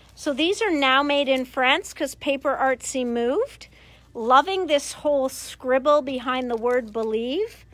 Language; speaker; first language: English; native; English